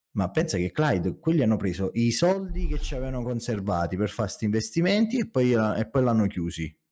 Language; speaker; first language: Italian; native; Italian